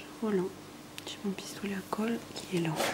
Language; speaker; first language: French; native; French